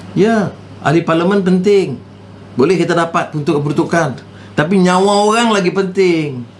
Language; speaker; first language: Malay; native; Malay